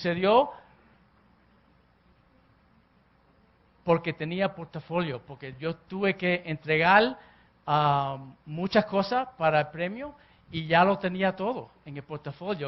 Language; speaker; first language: Spanish; early bilingual, heritage; Spanish